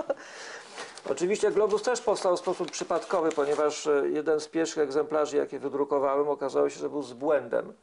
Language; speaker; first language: Polish; native; Polish